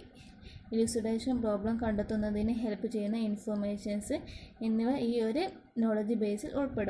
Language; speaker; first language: Malayalam; native; Malayalam